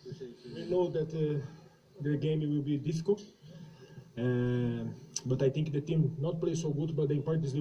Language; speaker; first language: English; non-native, learner; Portuguese